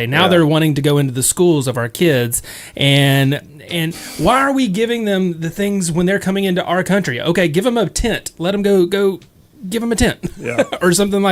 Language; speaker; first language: English; native; English